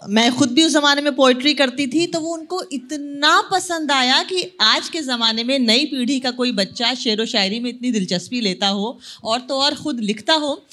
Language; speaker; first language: Hindi; native; Hindi